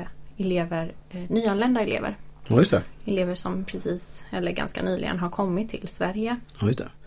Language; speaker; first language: Swedish; native; Swedish